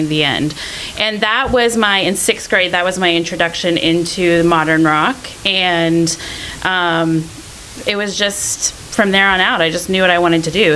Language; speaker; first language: English; native; English